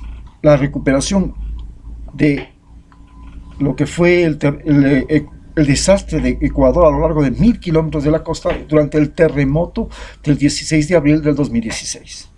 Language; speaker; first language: Spanish; native; Spanish